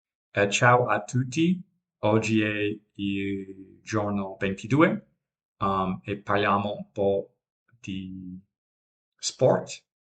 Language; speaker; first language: Italian; non-native, learner; English